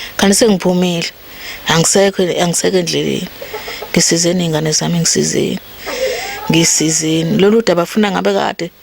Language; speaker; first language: Zulu; native; Zulu